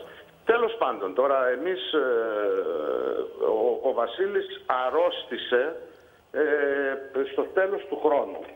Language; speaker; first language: Greek; native; Greek